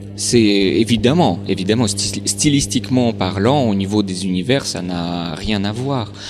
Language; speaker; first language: French; non-native, fluent; Russian